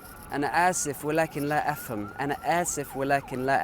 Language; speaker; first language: Arabic; non-native, learner; English